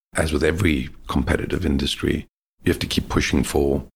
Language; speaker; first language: English; native; English